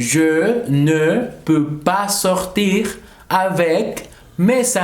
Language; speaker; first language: French; non-native, fluent; Spanish